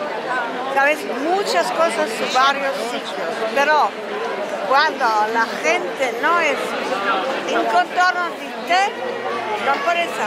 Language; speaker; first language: Spanish; non-native, learner; French